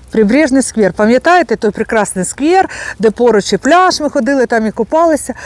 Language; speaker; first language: Ukrainian; native; Ukrainian